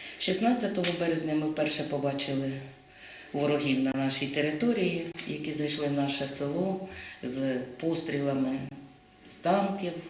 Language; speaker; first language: Ukrainian; native; Ukrainian